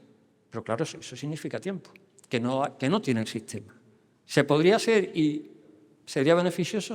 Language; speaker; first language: Spanish; native; Spanish